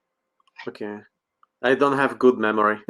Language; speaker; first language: English; non-native, learner; Slovak